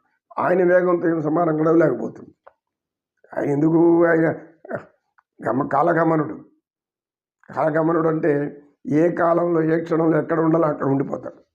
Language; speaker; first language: Telugu; native; Telugu